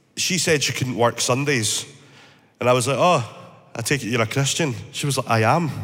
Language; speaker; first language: English; native; English